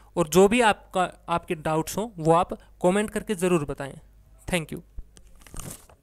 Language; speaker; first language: Hindi; native; Hindi